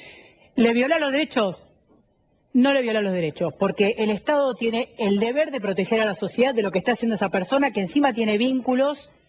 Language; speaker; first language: Spanish; native; Spanish